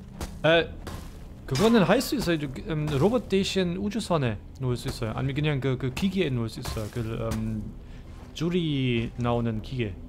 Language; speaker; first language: Korean; non-native, learner; German